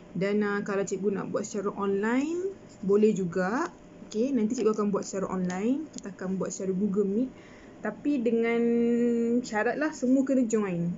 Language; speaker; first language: Malay; native; Malay